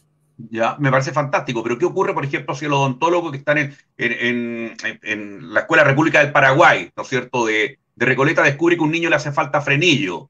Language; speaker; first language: Spanish; native; Spanish